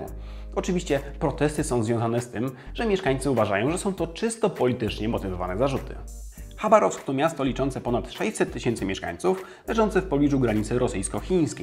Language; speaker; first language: Polish; native; Polish